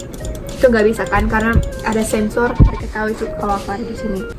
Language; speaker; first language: Indonesian; non-native, fluent; English